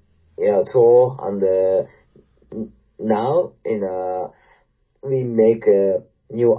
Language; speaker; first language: English; non-native, learner; Japanese